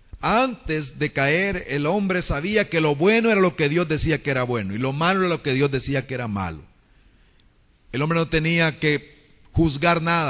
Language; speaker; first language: Spanish; native; Spanish